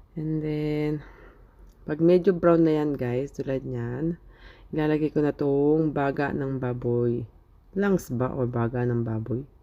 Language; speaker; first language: Filipino; native; Filipino